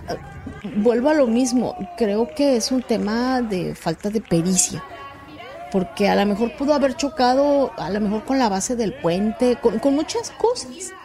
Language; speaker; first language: Spanish; native; Spanish